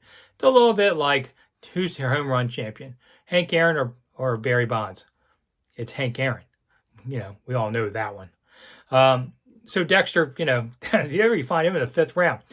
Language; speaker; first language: English; native; English